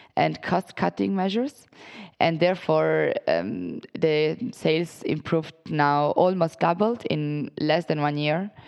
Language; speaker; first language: English; non-native, fluent; Italian